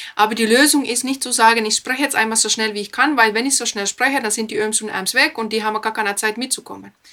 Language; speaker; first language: German; non-native, fluent; Finnish